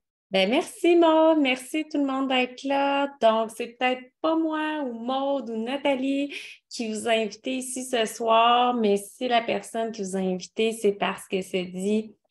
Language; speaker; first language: French; native; French